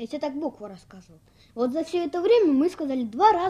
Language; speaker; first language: Russian; native; Russian